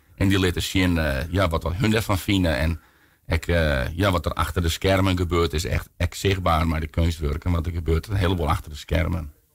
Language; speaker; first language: Dutch; non-native, local second language; Western Frisian